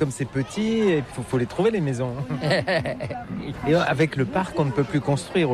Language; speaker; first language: French; native; French